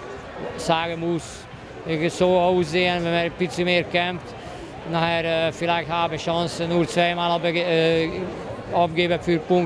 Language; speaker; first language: German; non-native, learner; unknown